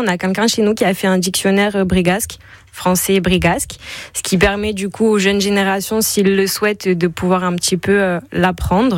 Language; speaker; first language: French; native; French